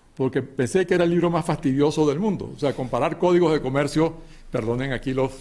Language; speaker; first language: Spanish; native; Spanish